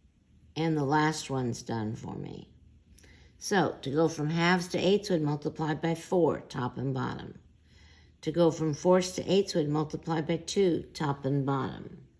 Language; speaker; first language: English; native; English